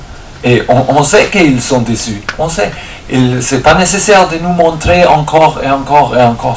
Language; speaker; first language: French; non-native, fluent; German